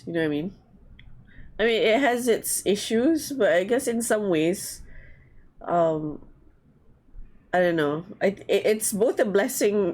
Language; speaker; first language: English; non-native, learner; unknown